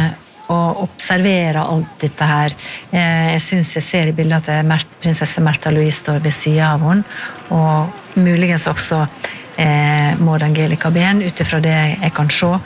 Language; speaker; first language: Norwegian; native; Norwegian